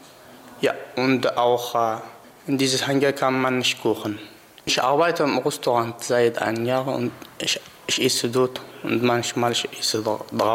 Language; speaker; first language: German; non-native, learner; Arabic